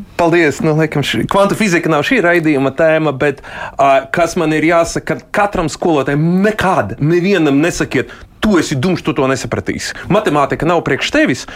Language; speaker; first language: Latvian; non-native, local second language; Russian